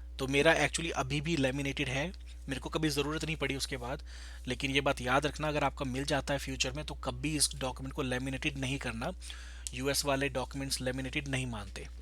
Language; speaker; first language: Hindi; native; Hindi